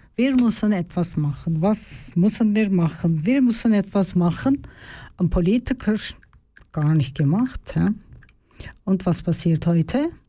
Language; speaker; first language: German; non-native, learner; Turkish